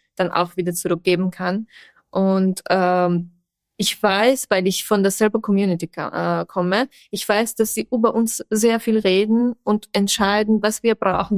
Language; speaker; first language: German; non-native, fluent; Persian